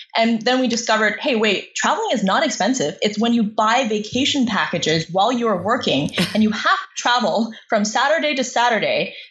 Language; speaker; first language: English; non-native, fluent; Chinese